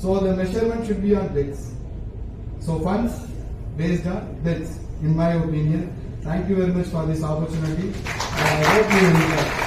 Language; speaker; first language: English; non-native, local second language; Tamil